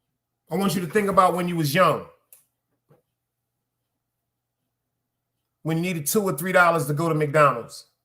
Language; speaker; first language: English; native; English